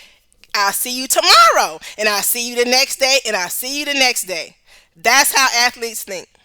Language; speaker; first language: English; native; English